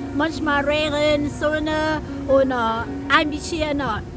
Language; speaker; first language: German; non-native, learner; Thai